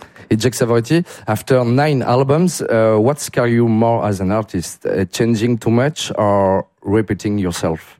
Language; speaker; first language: English; non-native, learner; French